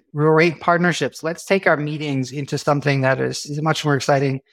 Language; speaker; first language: English; native; English